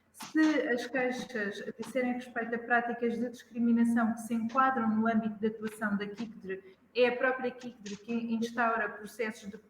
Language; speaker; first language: Portuguese; native; Portuguese